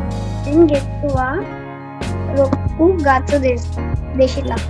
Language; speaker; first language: Japanese; non-native, learner; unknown